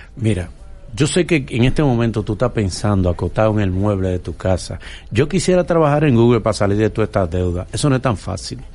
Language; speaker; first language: Spanish; native; Spanish